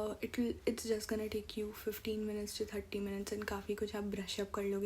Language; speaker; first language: Hindi; native; Hindi